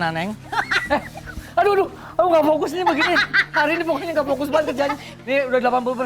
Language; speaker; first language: Indonesian; native; Indonesian